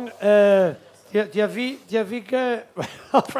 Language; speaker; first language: French; non-native, learner; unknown